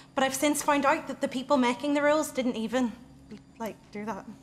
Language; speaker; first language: English; native; English